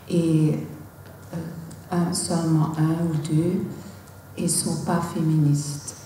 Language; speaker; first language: French; non-native, local second language; Dutch